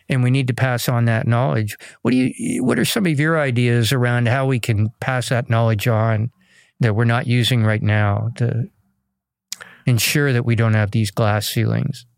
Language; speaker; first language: English; native; English